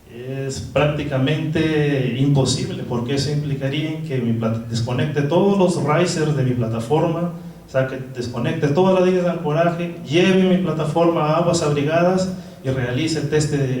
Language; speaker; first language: Spanish; non-native, fluent; Portuguese